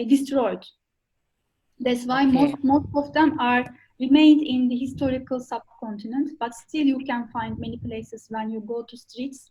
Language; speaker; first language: English; non-native, fluent; Turkish